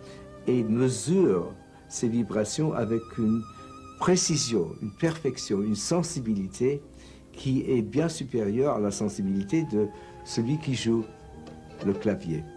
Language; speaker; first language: French; non-native, fluent; English